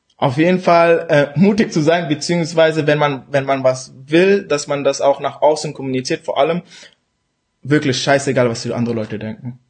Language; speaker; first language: German; early bilingual, other home language; Urdu